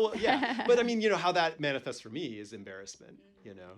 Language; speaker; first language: English; native; English